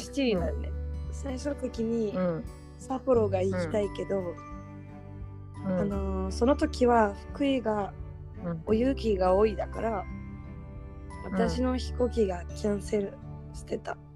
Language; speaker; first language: Japanese; non-native, learner; French